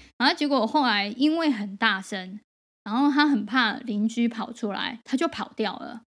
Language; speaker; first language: Chinese; native; Chinese